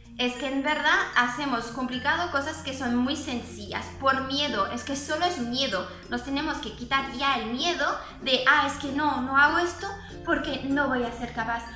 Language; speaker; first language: Spanish; non-native, fluent; French